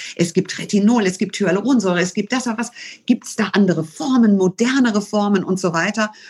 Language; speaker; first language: German; early bilingual, other home language; English